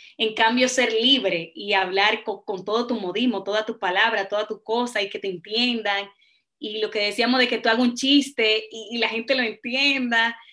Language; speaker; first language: Spanish; native; Spanish